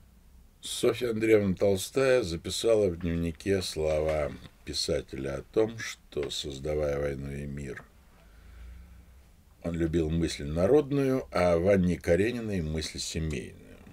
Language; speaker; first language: Russian; native; Russian